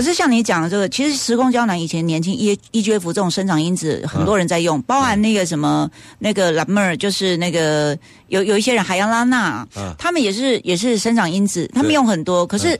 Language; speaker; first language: Chinese; native; Chinese